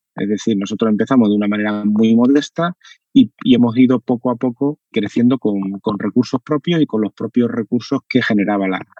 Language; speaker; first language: Spanish; native; Spanish